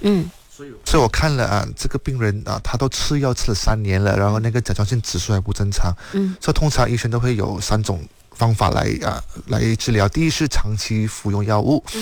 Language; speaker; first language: Chinese; native; Chinese